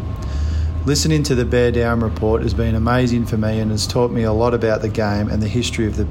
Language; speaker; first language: English; native; English